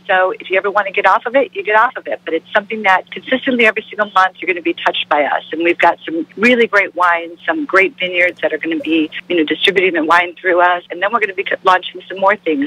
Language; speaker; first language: English; native; English